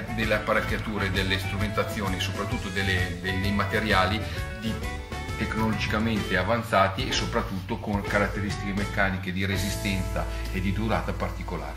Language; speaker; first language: Italian; native; Italian